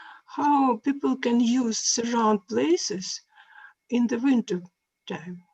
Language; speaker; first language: English; non-native, learner; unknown